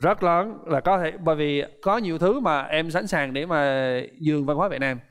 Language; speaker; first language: Vietnamese; non-native, fluent; English